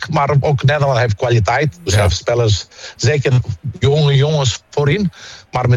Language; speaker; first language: Dutch; non-native, fluent; Greek